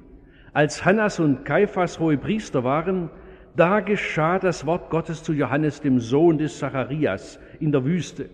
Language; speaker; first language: German; native; German